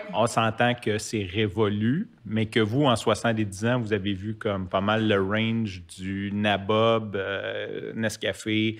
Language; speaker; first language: French; native; French